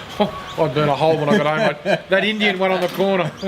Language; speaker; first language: English; native; English